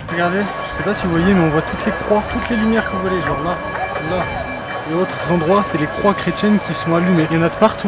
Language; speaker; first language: French; native; French